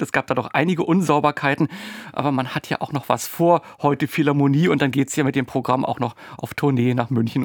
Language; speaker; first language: German; native; German